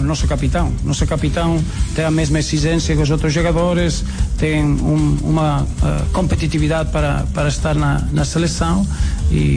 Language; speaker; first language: Portuguese; non-native, fluent; Spanish